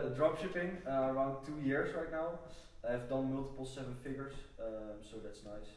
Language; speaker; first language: English; non-native, fluent; Dutch